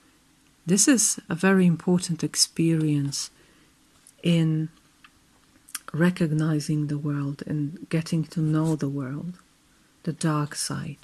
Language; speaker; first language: English; non-native, fluent; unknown